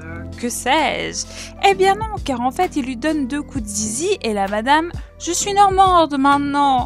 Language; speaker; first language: French; native; French